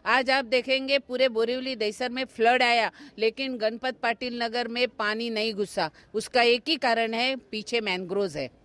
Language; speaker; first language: Hindi; non-native, local second language; Marathi